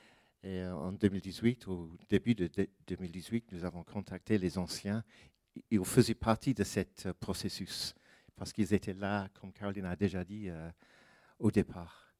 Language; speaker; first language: French; non-native, fluent; English